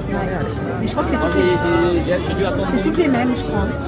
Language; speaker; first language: French; native; French